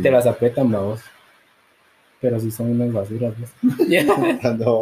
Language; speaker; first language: Spanish; native; Spanish